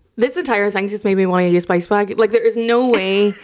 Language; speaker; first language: English; native; English